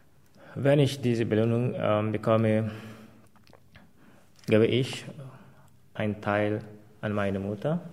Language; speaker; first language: German; non-native, fluent; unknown